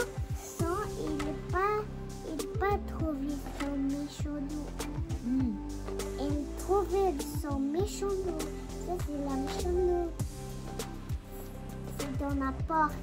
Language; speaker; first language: French; early bilingual, other home language; Bangla